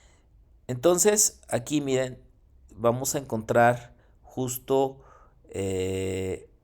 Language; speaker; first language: Spanish; native; Spanish